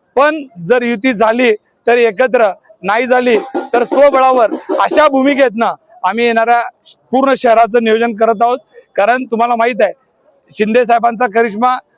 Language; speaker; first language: Marathi; native; Marathi